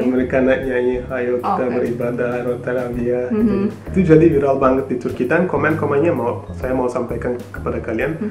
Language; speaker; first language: Indonesian; non-native, fluent; Turkish